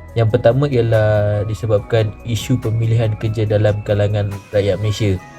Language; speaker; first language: Malay; native; Malay